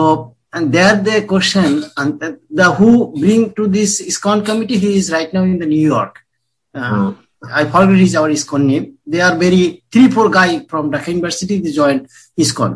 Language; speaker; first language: English; non-native, local second language; Hindi